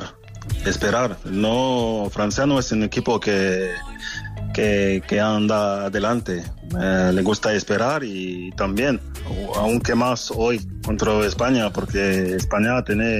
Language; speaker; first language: Spanish; non-native, learner; French